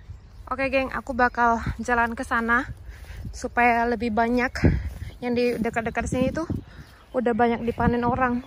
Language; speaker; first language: Indonesian; native; Indonesian